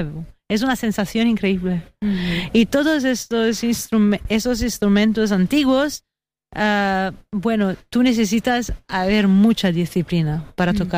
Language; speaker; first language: Spanish; non-native, fluent; Italian